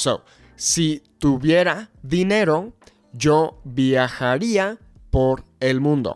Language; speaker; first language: Spanish; non-native, fluent; English